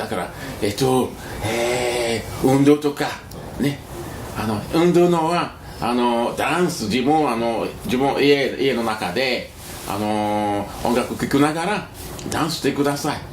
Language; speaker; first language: Japanese; non-native, learner; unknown